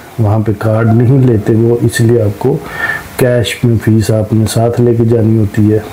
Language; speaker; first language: Urdu; non-native, local second language; Punjabi